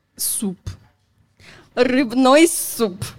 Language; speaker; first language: Russian; non-native, learner; Spanish